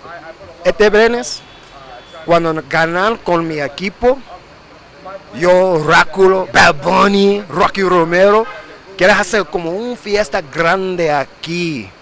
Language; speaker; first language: Spanish; early bilingual, heritage; English